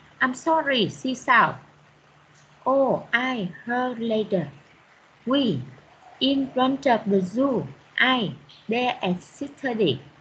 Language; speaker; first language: English; non-native, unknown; Vietnamese